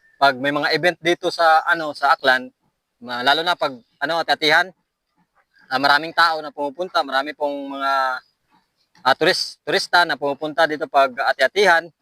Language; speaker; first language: Filipino; non-native, local second language; Aklanon